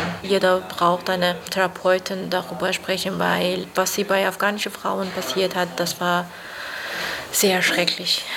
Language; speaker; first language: German; non-native, learner; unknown